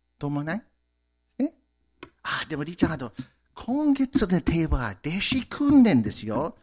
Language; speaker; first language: Japanese; non-native, fluent; English